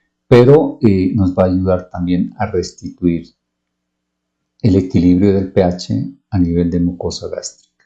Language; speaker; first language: Spanish; native; Spanish